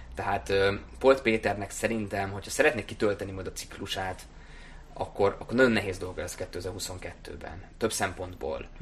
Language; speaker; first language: Hungarian; non-native, local second language; German